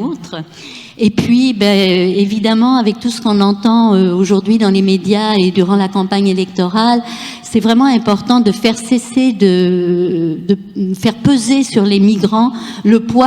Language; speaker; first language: French; native; French